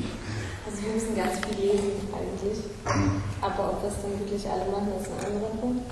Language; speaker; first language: German; native; German